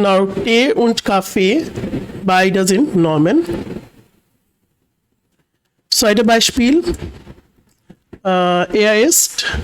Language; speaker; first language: German; non-native, learner; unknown